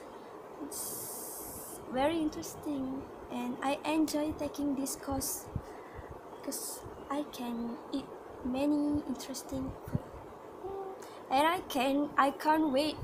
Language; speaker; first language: English; non-native, learner; Malay